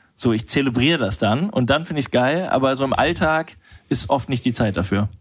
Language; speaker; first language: German; native; German